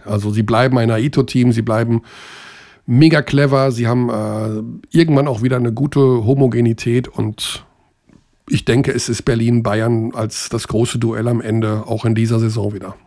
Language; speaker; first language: German; native; German